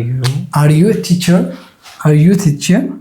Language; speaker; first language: English; non-native, local second language; Oromo